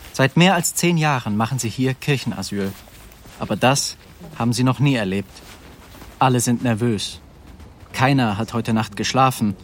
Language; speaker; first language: German; native; German